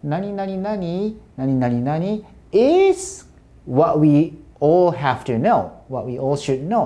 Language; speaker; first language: English; non-native, fluent; Japanese